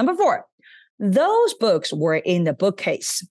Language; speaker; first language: English; non-native, fluent; Chinese